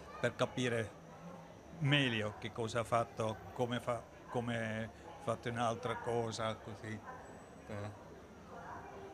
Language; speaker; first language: Italian; non-native, learner; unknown